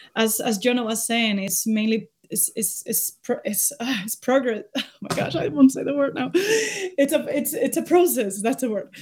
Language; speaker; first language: English; non-native, fluent; Spanish